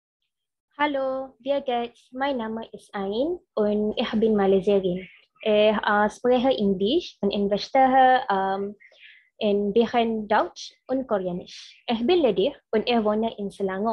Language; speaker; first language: German; non-native, learner; Malay